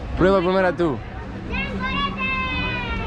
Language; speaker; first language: Spanish; non-native, learner; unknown